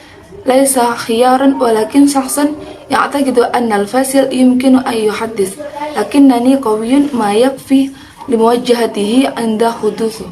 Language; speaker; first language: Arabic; non-native, learner; Indonesian